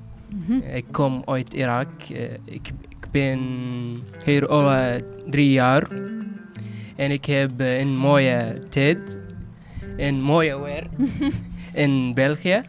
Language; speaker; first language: Dutch; non-native, learner; Arabic